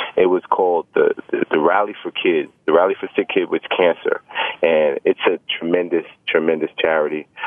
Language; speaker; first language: English; native; English